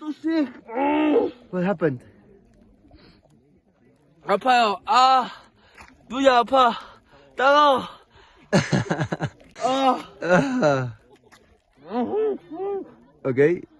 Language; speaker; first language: Korean; native; Korean